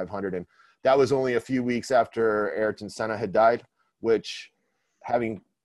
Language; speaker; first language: English; native; English